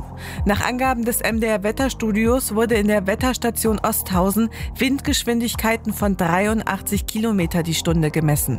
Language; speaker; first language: German; native; German